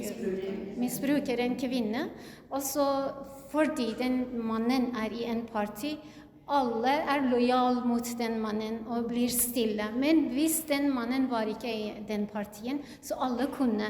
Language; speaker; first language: Norwegian; non-native, learner; Kurdish